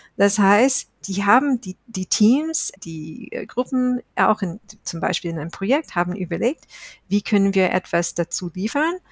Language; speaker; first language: German; non-native, fluent; English